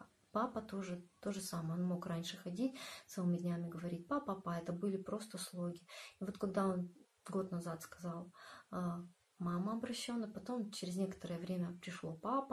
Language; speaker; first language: Russian; native; Russian